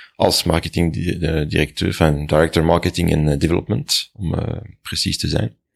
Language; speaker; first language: Dutch; non-native, local second language; French